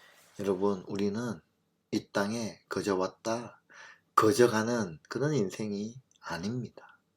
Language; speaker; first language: Korean; native; Korean